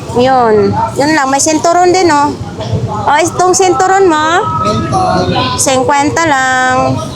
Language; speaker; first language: Filipino; non-native, local second language; Cebuano